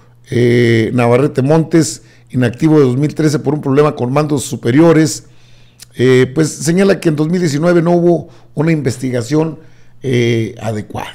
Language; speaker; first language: Spanish; native; Spanish